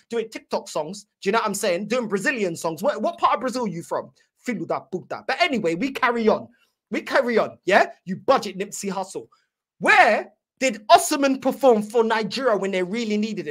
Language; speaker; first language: English; early bilingual, other home language; Portuguese